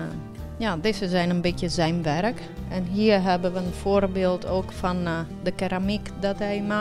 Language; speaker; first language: Dutch; early bilingual, heritage; Italian